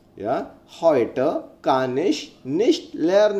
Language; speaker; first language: German; non-native, fluent; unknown